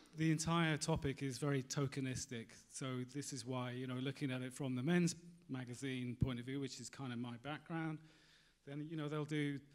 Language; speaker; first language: English; native; English